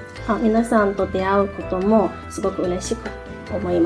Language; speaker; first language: Japanese; non-native, fluent; Chinese